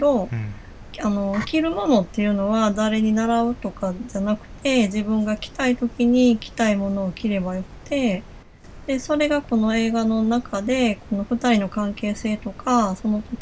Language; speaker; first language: Japanese; native; Japanese